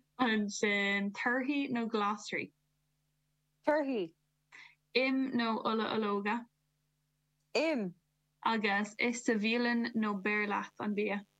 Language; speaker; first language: Irish; non-native, local second language; English